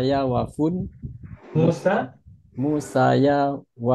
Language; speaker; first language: Arabic; non-native, learner; Indonesian